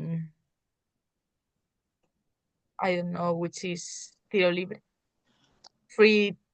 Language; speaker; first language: English; non-native, learner; Spanish